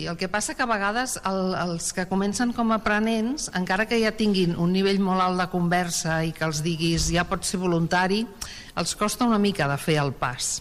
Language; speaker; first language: Catalan; native; Catalan